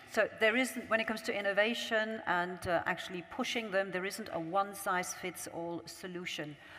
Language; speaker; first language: English; non-native, fluent; German